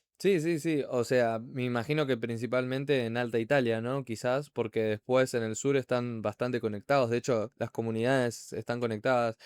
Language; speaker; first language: Spanish; native; Spanish